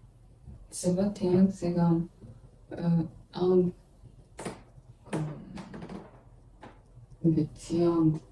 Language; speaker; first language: French; non-native, learner; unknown